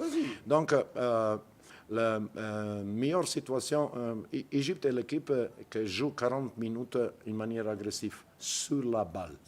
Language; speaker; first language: French; non-native, fluent; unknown